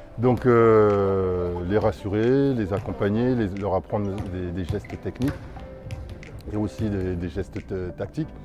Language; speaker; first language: French; early bilingual, other home language; Dyula